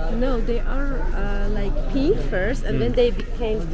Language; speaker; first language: English; non-native, fluent; Persian